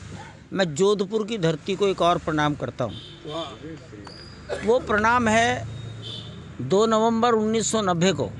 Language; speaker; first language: Hindi; native; Hindi